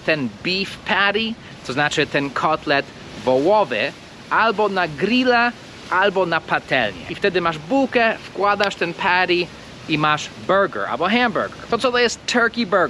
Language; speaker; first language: Polish; non-native, fluent; English